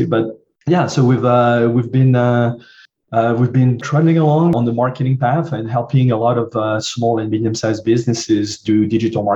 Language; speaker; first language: English; non-native, fluent; French